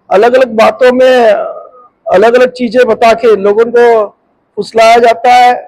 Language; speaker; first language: Hindi; non-native, local second language; Marathi